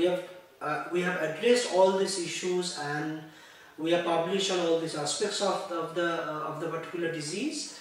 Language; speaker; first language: English; non-native, local second language; Bangla